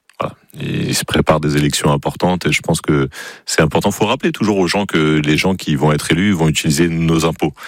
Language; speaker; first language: French; native; French